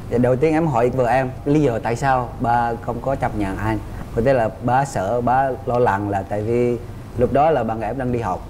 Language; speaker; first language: Vietnamese; non-native, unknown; Indonesian